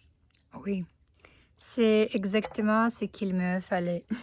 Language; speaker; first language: French; non-native, fluent; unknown